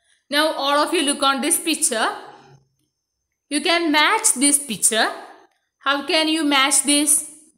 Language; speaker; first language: English; non-native, local second language; Malayalam